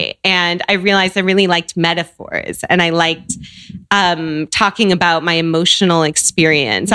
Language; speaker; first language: English; native; English